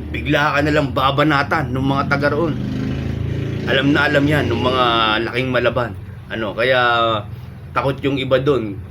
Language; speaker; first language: Filipino; native; Filipino